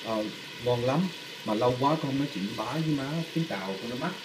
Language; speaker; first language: Vietnamese; early bilingual, heritage; Vietnamese